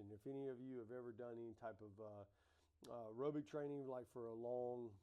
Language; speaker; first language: English; native; English